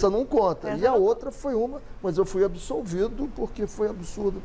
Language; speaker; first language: Portuguese; native; Portuguese